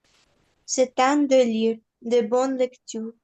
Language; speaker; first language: French; non-native, learner; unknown